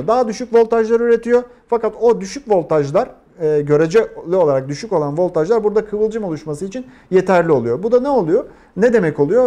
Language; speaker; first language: Turkish; native; Turkish